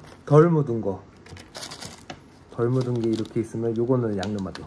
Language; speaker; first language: Korean; native; Korean